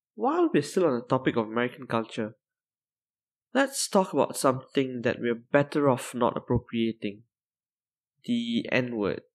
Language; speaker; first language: English; non-native, local second language; Tamil